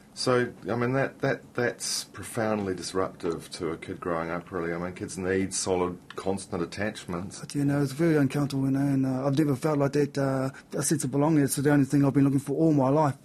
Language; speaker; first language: English; native; English